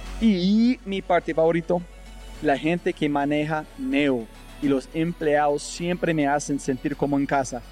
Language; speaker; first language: Spanish; non-native, fluent; English